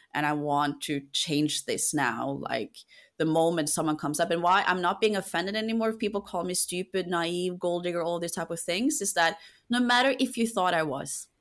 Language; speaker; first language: English; non-native, fluent; Norwegian